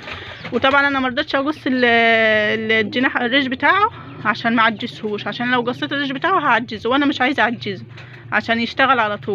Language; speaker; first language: Arabic; native; Arabic